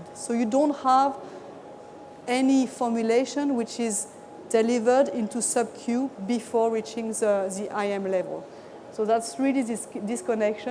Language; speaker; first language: English; non-native, fluent; French